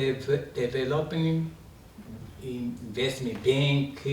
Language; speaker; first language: English; non-native, learner; Portuguese